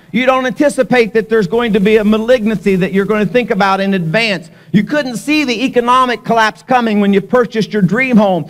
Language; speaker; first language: English; native; English